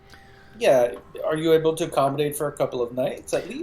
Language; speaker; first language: English; native; English